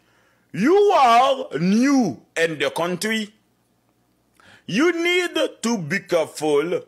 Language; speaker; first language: English; non-native, learner; Haitian Creole